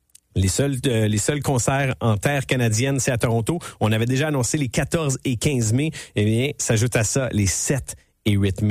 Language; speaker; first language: French; native; French